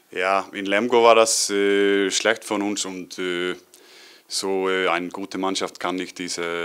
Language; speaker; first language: German; non-native, learner; Icelandic